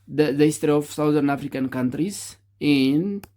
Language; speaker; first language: English; non-native, local second language; Amharic